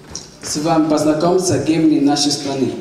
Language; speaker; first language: Russian; non-native, learner; Portuguese